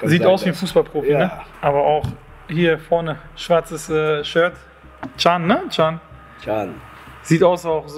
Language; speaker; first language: German; native; German